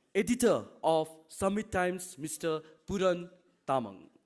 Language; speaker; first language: English; non-native, local second language; Nepali